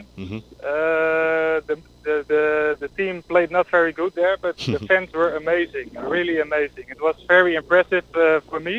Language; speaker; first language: English; non-native, fluent; Dutch